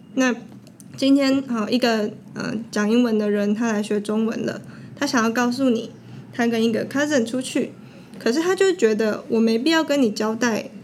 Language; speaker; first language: Chinese; native; Chinese